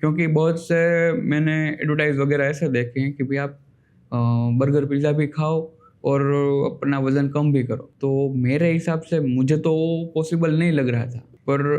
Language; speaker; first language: Hindi; non-native, local second language; Gujarati